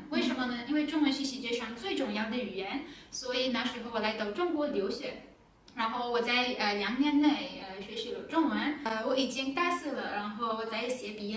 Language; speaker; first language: Chinese; non-native, learner; Persian